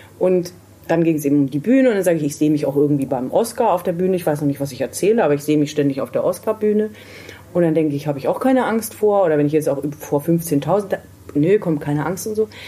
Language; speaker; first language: German; native; German